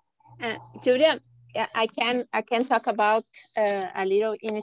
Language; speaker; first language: English; non-native, learner; Portuguese